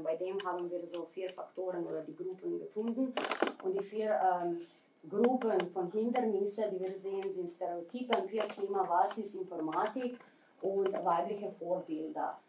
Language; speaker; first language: German; non-native, fluent; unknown